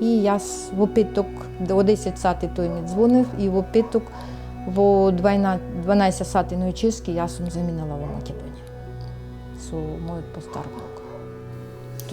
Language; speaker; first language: Macedonian; non-native, learner; Russian